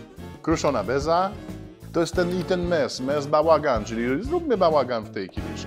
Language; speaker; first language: Polish; non-native, fluent; French